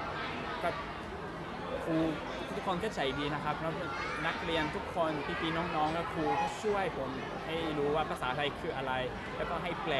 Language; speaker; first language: Thai; non-native, learner; English